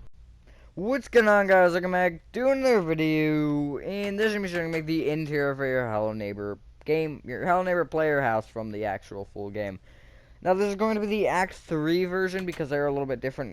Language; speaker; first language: English; native; English